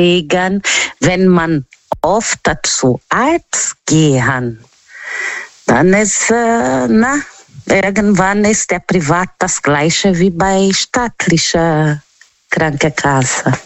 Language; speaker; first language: German; non-native, learner; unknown